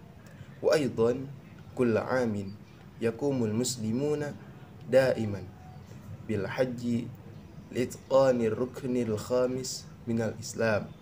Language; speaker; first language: Arabic; non-native, learner; Indonesian